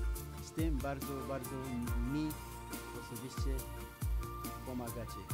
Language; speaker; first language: Polish; non-native, fluent; Spanish